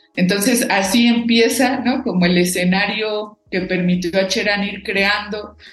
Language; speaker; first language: Spanish; non-native, local second language; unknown